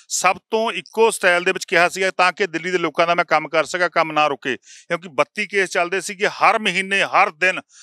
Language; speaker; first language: Punjabi; native; Punjabi